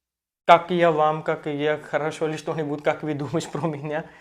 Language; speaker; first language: Russian; non-native, learner; Hindi